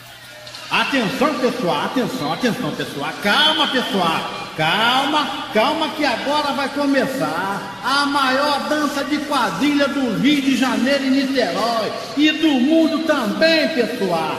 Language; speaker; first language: Portuguese; native; Portuguese